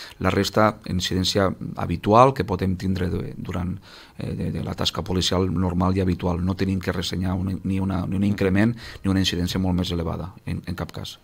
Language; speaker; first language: Catalan; native; Catalan